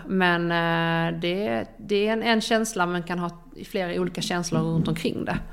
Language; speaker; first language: Swedish; native; Swedish